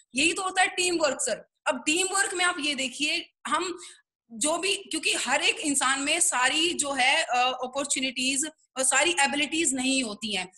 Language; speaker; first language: Hindi; native; Hindi